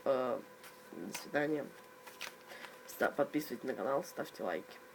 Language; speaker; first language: Russian; native; Russian